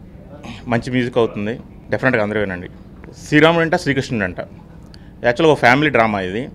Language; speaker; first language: Telugu; native; Telugu